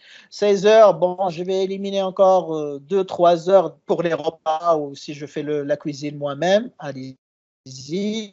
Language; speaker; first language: French; non-native, local second language; Arabic